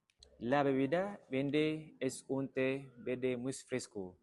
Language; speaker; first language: Spanish; non-native, learner; Malay